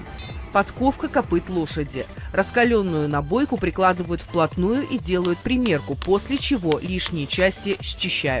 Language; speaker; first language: Russian; native; Russian